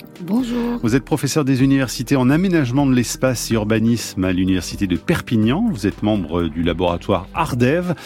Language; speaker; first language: French; native; French